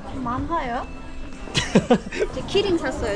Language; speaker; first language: Korean; non-native, fluent; Armenian